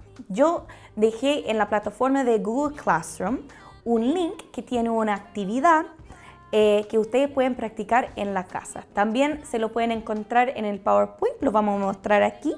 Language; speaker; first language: Spanish; non-native, fluent; English